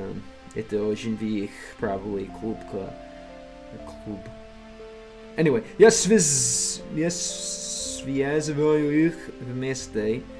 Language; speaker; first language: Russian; non-native, learner; English